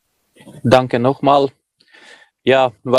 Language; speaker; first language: German; non-native, learner; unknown